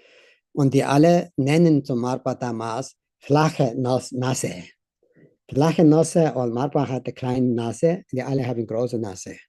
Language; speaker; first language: German; non-native, learner; Tibetan